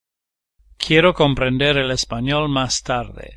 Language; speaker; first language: Spanish; non-native, learner; English